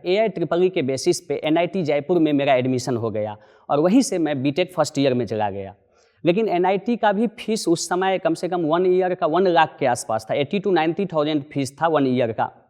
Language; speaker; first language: Hindi; non-native, local second language; Maithili